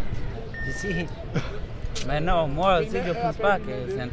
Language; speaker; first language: French; non-native, fluent; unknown